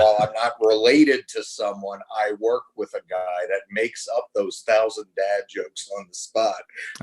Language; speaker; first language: English; native; English